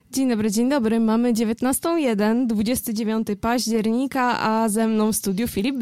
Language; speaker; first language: Polish; native; Polish